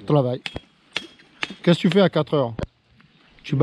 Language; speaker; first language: French; native; French